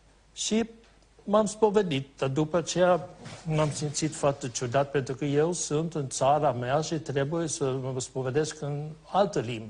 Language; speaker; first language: Romanian; non-native, fluent; Swedish